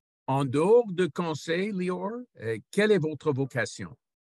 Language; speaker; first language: French; non-native, local second language; English